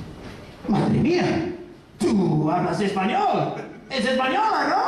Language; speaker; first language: Spanish; non-native, learner; English